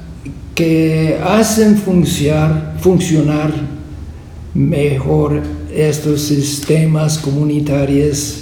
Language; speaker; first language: Spanish; non-native, fluent; English